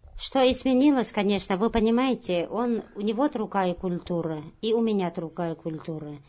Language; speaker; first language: Russian; non-native, local second language; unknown